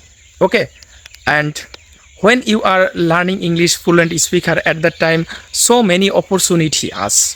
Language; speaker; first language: English; non-native, learner; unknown